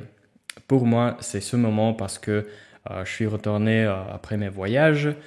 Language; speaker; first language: French; non-native, fluent; Russian